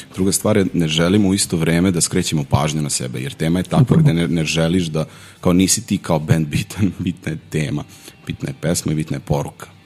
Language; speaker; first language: Serbian; native; Serbian